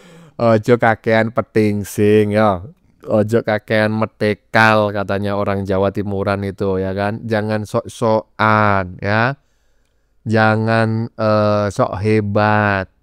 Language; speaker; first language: Indonesian; native; Indonesian